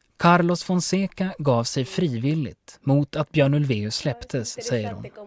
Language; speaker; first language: Swedish; native; Swedish